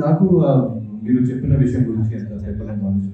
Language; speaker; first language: Telugu; non-native, fluent; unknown